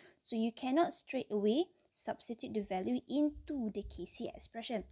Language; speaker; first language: English; non-native, local second language; Malay